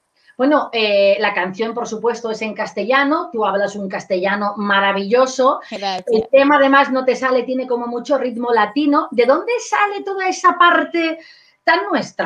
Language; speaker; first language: Spanish; native; Spanish